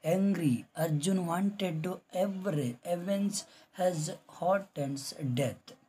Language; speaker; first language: English; non-native, local second language; Kannada